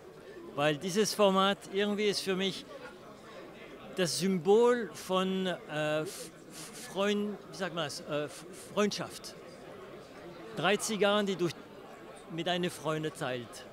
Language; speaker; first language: German; early bilingual, heritage; German